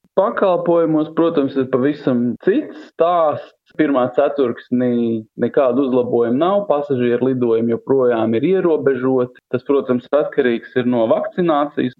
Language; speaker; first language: Latvian; native; Latvian